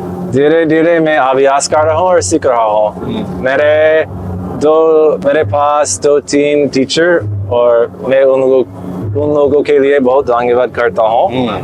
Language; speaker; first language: Hindi; non-native, learner; English